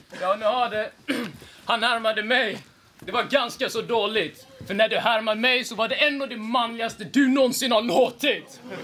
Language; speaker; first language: Swedish; native; Swedish